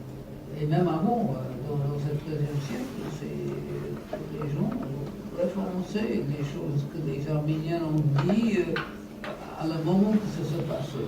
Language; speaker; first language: French; non-native, fluent; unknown